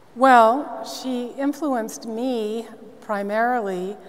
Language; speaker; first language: English; native; English